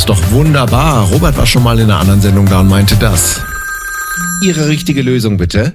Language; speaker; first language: German; native; German